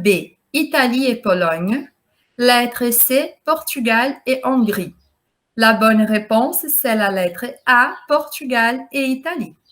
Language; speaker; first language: French; non-native, fluent; Portuguese